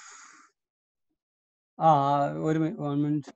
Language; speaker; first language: English; non-native, local second language; Hindi